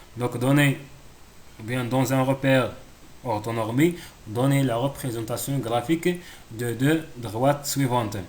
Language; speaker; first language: French; non-native, local second language; Arabic